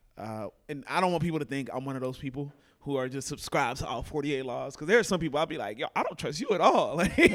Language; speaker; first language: English; native; English